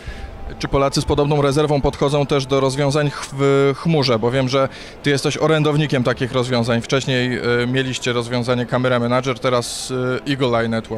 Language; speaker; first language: Polish; native; Polish